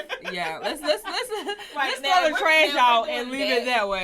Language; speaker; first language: English; native; English